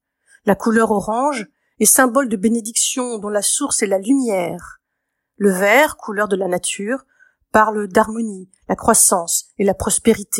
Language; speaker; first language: French; native; French